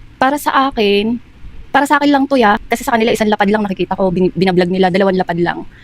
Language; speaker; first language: Filipino; native; Filipino